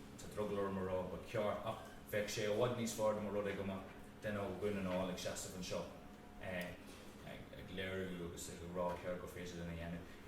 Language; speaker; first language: Irish; native; Irish